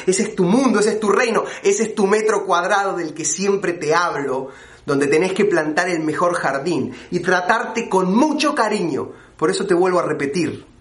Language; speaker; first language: Spanish; native; Spanish